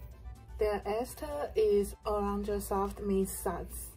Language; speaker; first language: German; non-native, learner; Chinese